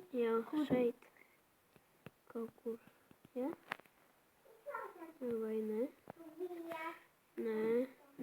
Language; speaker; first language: Latvian; non-native, local second language; Russian